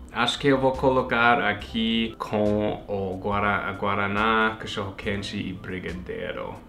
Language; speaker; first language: Portuguese; non-native, fluent; English